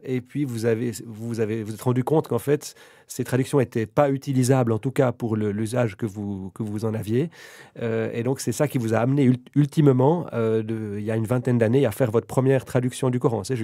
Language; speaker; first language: French; native; French